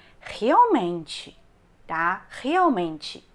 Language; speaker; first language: Portuguese; non-native, learner; Chinese